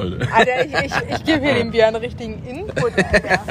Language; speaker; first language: German; native; German